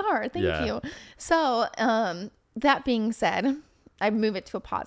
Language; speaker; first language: English; native; English